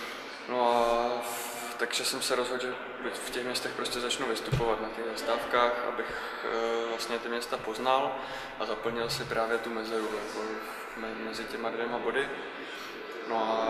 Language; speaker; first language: Czech; native; Czech